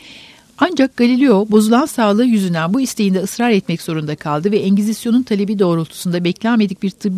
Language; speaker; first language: Turkish; native; Turkish